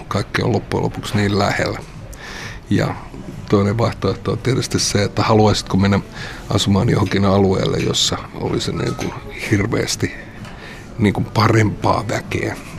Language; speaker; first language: Finnish; native; Finnish